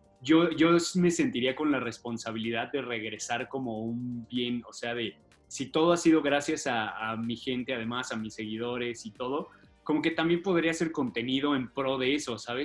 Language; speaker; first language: Spanish; native; Spanish